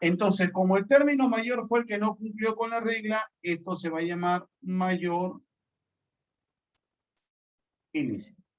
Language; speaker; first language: Spanish; native; Spanish